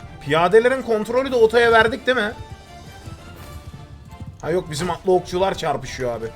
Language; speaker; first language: Turkish; native; Turkish